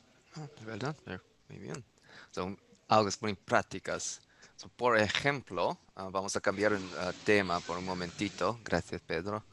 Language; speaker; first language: Spanish; non-native, learner; English